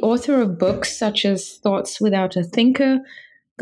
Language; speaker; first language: English; native; English